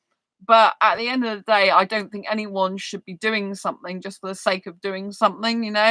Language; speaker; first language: English; native; English